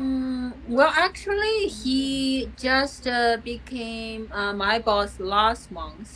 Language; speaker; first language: English; non-native, fluent; Chinese